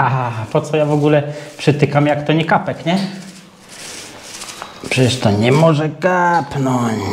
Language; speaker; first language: Polish; native; Polish